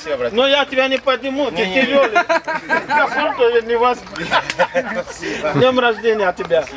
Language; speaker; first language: Russian; non-native, fluent; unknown